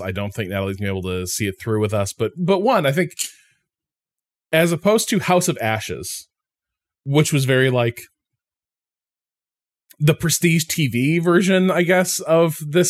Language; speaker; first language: English; native; English